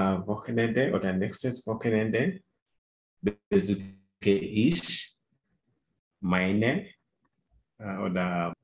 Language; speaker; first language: German; non-native, fluent; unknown